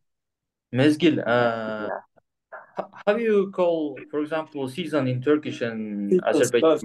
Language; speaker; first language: English; non-native, fluent; Kyrgyz